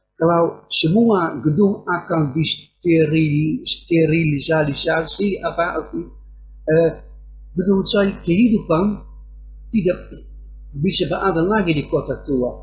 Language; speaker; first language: Indonesian; non-native, fluent; Dutch